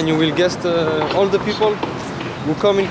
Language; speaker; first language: English; non-native, learner; French